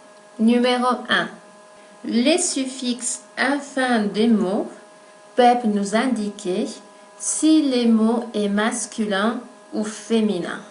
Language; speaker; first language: French; non-native, fluent; Spanish